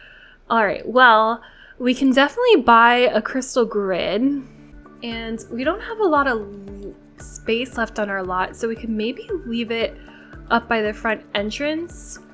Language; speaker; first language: English; native; English